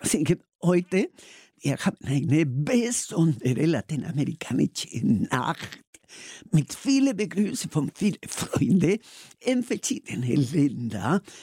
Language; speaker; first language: German; non-native, learner; Spanish